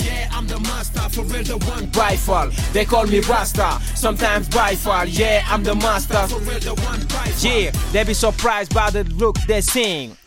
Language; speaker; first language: English; non-native, local second language; Wolof